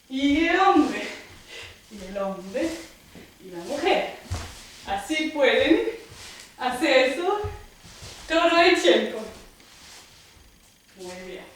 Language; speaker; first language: Spanish; non-native, fluent; German